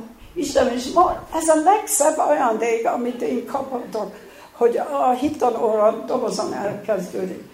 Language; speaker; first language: Hungarian; early bilingual, heritage; Hungarian